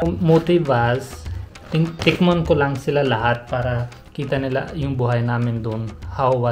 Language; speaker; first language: Filipino; non-native, learner; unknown